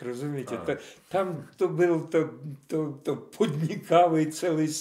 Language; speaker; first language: Czech; non-native, fluent; Russian